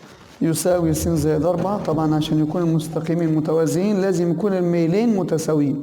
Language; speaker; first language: Arabic; native; Arabic